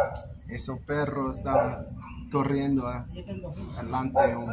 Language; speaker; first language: Spanish; non-native, learner; English